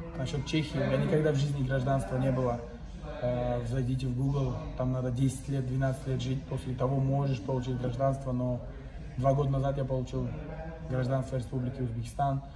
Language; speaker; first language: Russian; non-native, local second language; Uzbek